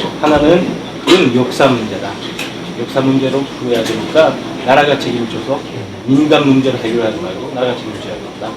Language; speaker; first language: Korean; early bilingual, heritage; Korean